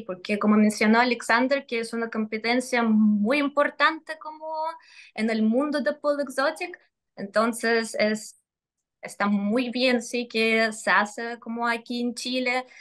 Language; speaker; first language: Spanish; non-native, fluent; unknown